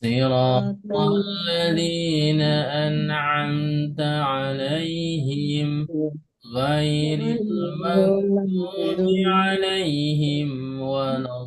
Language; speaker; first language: Arabic; non-native, fluent; Indonesian